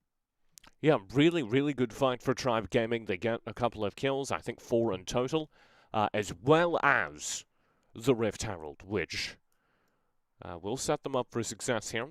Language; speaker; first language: English; native; English